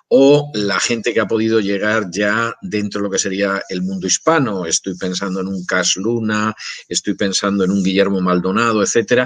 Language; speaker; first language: Spanish; native; Spanish